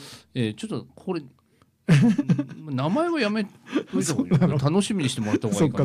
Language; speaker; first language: Japanese; native; Japanese